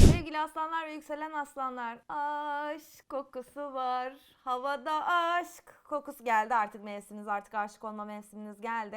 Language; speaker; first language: Turkish; native; Turkish